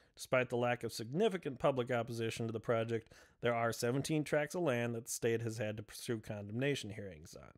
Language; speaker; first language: English; native; English